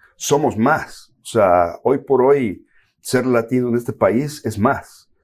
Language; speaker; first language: Spanish; native; Spanish